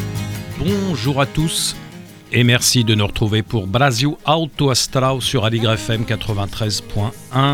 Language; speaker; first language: French; native; French